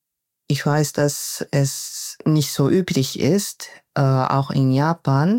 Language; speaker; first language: German; non-native, fluent; Japanese